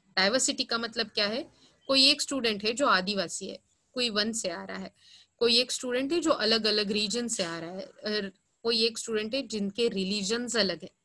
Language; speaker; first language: Hindi; non-native, local second language; Marathi